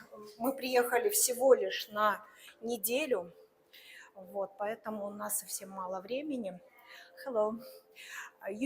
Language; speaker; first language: Russian; native; Russian